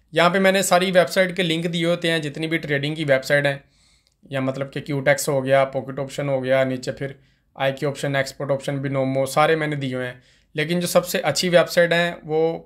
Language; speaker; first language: Urdu; non-native, local second language; Punjabi